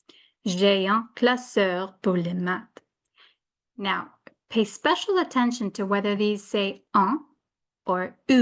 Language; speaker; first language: French; non-native, fluent; English